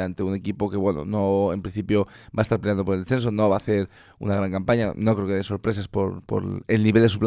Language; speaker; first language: Spanish; native; Spanish